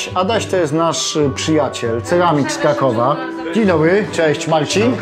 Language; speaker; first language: Polish; native; Polish